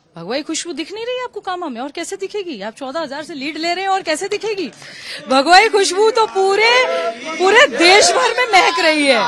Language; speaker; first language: Hindi; native; Hindi